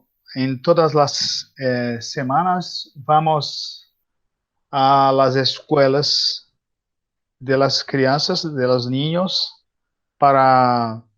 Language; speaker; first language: Spanish; non-native, learner; Portuguese